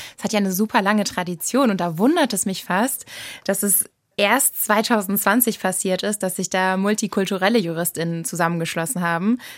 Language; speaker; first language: German; native; German